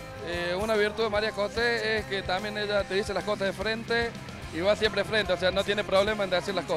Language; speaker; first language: Spanish; native; Spanish